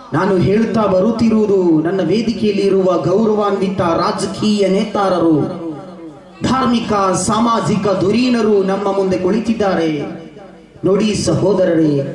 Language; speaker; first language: Kannada; non-native, local second language; Malayalam